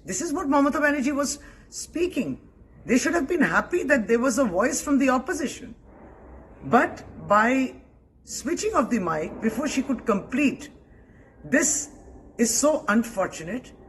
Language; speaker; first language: English; non-native, local second language; Bangla